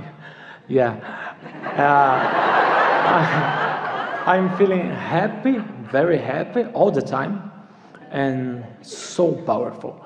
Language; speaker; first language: English; non-native, learner; Portuguese